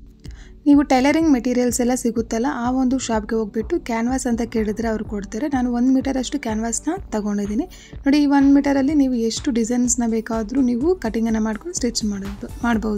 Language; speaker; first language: Kannada; native; Kannada